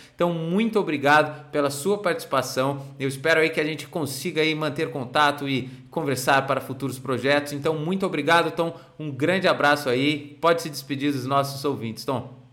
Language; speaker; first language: Portuguese; native; Portuguese